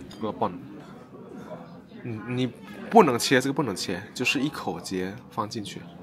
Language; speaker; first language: Chinese; non-native, fluent; Indonesian